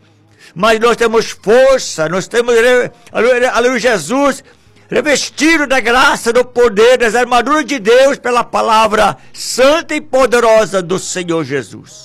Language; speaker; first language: Portuguese; native; Portuguese